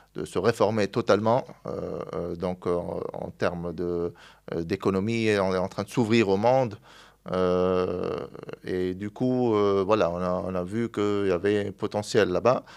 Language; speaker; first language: French; non-native, local second language; Arabic